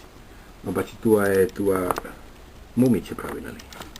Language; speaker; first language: Bulgarian; non-native, learner; Finnish